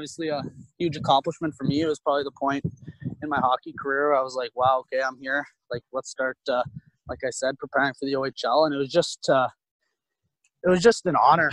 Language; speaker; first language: English; native; English